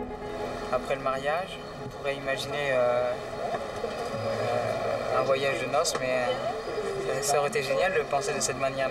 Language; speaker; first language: French; early bilingual, heritage; Spanish